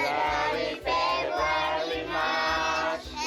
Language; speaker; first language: English; non-native, learner; French